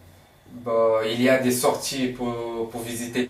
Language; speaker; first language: French; non-native, fluent; Portuguese